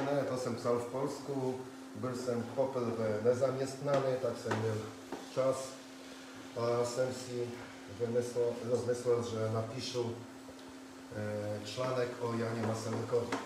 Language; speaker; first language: Czech; non-native, fluent; Polish